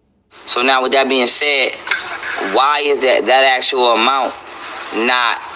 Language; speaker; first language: English; native; English